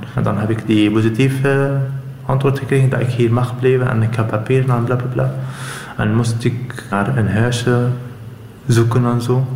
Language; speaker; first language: Dutch; non-native, learner; Arabic